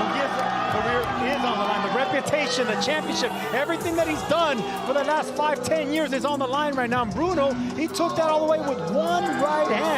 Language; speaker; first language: English; native; English